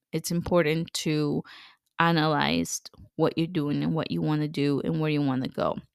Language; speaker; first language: English; non-native, fluent; Spanish